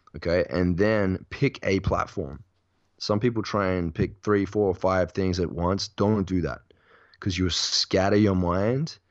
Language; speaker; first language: English; native; English